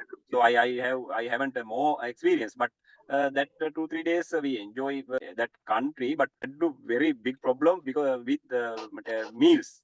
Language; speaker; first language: English; non-native, learner; Sinhala